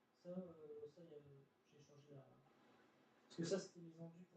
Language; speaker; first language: French; native; French